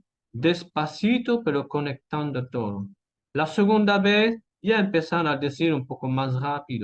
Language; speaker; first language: Spanish; non-native, fluent; French